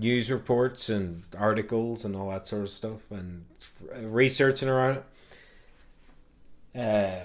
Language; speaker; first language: English; native; English